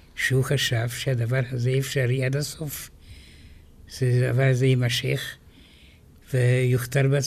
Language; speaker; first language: Hebrew; non-native, fluent; Romanian